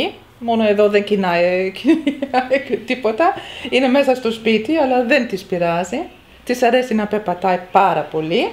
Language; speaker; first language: Greek; non-native, fluent; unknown